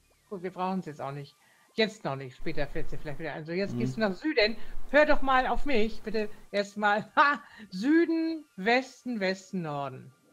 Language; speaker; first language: German; native; German